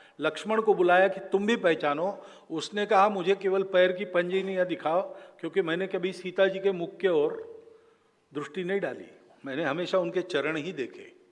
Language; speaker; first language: Hindi; non-native, local second language; Marathi